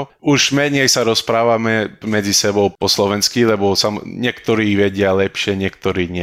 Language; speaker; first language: Slovak; early bilingual, heritage; Slovak